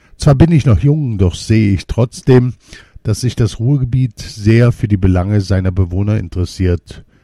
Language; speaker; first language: German; early bilingual, other home language; Polish